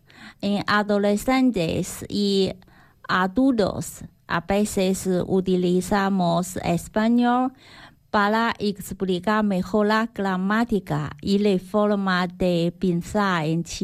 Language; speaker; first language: Spanish; non-native, learner; Chinese